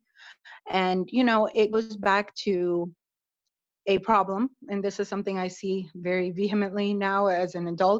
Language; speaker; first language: English; native; English